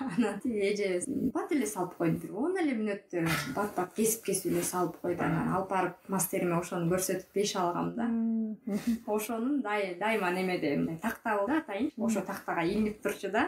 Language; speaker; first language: Kyrgyz; native; Kyrgyz